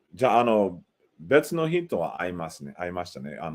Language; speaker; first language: Japanese; non-native, learner; English